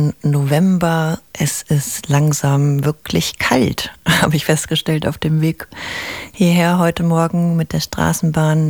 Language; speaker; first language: German; native; German